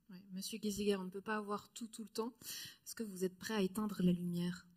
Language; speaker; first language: French; native; French